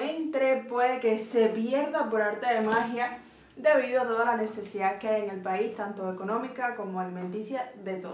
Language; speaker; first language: Spanish; native; Spanish